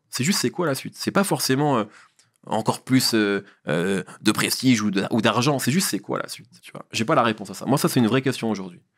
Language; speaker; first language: French; early bilingual, other home language; Arabic